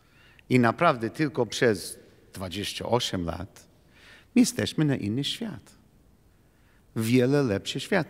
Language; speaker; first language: Polish; non-native, learner; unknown